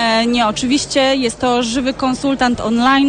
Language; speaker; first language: Polish; native; Polish